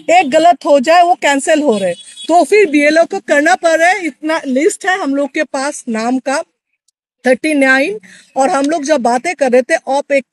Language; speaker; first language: Hindi; non-native, local second language; Bangla